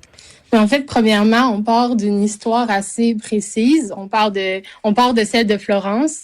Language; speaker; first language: French; native; French